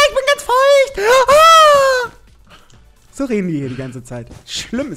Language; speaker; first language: German; native; German